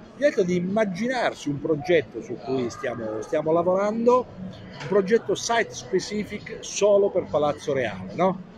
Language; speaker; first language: Italian; native; Italian